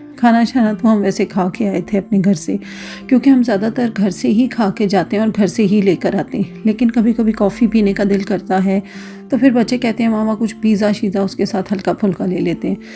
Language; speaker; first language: Urdu; native; Urdu